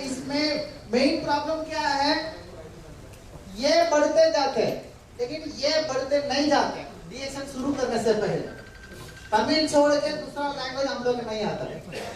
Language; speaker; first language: Hindi; non-native, local second language; Tamil